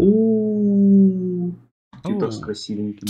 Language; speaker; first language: Russian; native; Russian